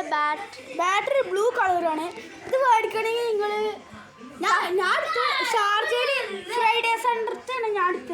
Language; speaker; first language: Malayalam; early bilingual, heritage; Malayalam